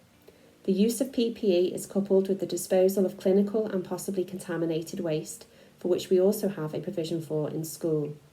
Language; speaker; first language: English; native; English